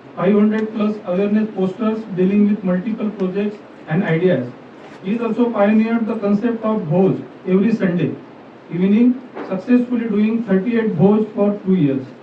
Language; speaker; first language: English; non-native, local second language; Marathi